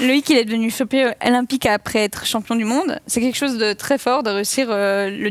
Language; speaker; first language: French; native; French